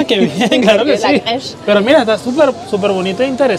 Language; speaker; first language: Spanish; native; Spanish